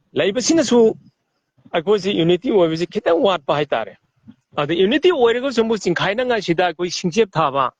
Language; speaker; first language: Manipuri; native; Manipuri